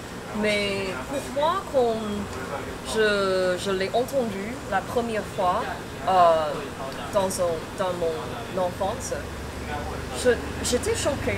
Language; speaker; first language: French; non-native, fluent; Chinese